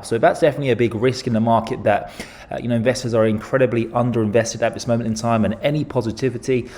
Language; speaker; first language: English; native; English